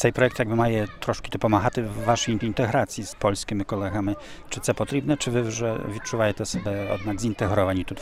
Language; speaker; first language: Ukrainian; native; Ukrainian